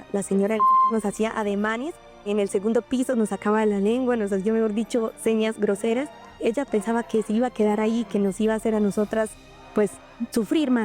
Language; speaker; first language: Spanish; native; Spanish